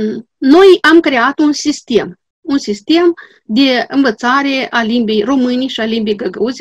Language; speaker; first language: Romanian; non-native, local second language; Gagauz